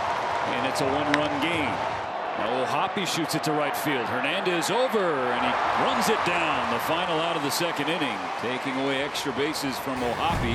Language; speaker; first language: English; native; English